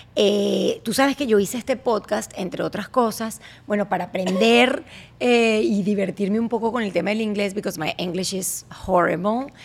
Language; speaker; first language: Spanish; native; Spanish